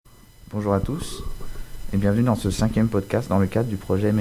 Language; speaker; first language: French; native; French